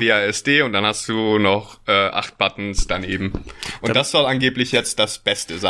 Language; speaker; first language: German; native; German